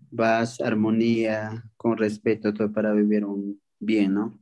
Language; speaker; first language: Spanish; non-native, local second language; Quechua